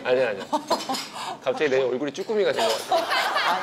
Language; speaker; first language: Korean; native; Korean